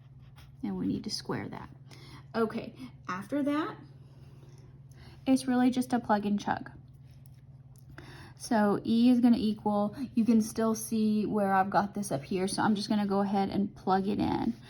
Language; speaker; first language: English; native; English